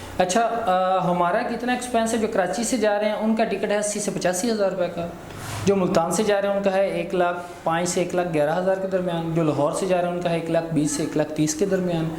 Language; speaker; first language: Hindi; non-native, local second language; Punjabi